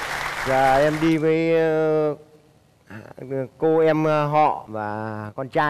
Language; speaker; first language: Vietnamese; native; Vietnamese